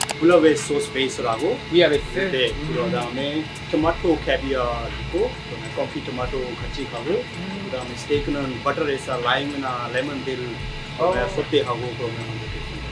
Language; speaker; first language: Korean; non-native, learner; English